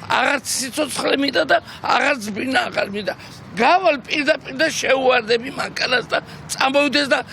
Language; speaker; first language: Georgian; native; Georgian